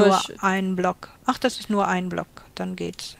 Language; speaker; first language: German; native; German